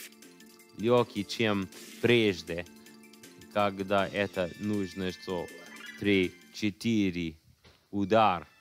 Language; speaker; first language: Russian; non-native, learner; English